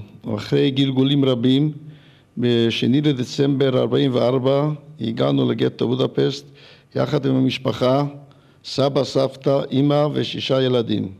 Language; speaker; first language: Hebrew; early bilingual, other home language; Hungarian